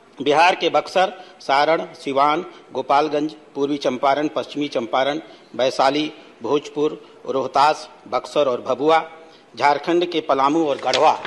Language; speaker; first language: Hindi; native; Hindi